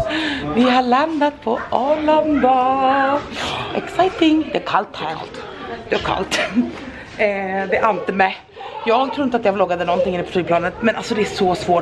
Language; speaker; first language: Swedish; native; Swedish